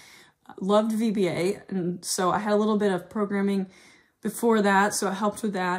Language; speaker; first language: English; native; English